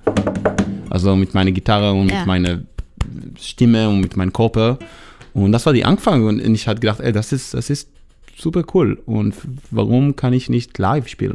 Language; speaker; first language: German; non-native, learner; Hebrew